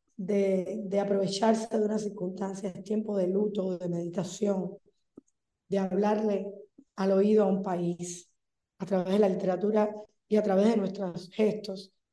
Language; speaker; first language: Spanish; native; Spanish